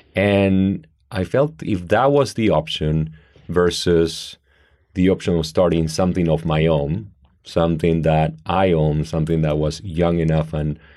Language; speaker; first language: English; non-native, fluent; Spanish